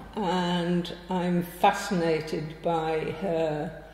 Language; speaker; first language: English; native; English